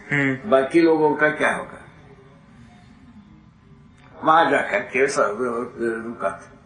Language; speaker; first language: Hindi; non-native, local second language; Kannada